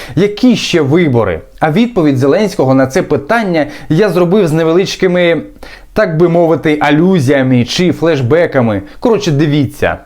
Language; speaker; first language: Ukrainian; native; Ukrainian